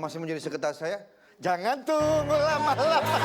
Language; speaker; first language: Indonesian; native; Indonesian